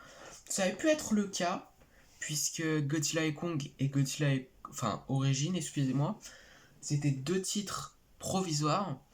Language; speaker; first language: French; native; French